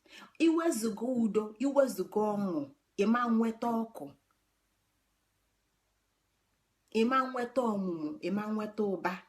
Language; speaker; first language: Igbo; native; Igbo